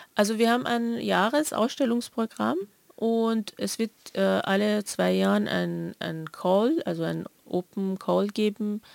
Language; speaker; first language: German; non-native, fluent; Persian